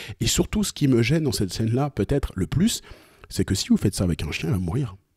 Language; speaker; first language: French; native; French